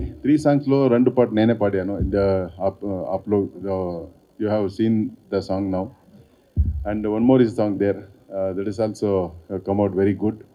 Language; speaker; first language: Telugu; non-native, learner; Kannada